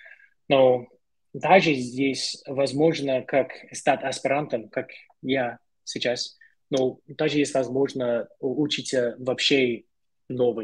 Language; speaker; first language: Russian; non-native, learner; English